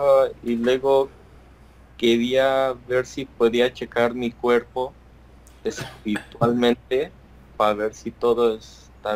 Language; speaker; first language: Spanish; early bilingual, heritage; Spanish